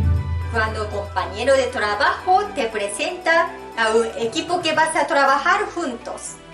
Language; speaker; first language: Spanish; non-native, fluent; Japanese